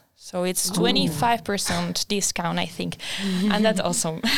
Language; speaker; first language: English; non-native, fluent; Spanish